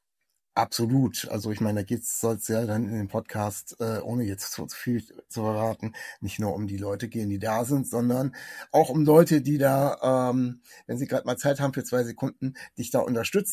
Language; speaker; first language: German; native; German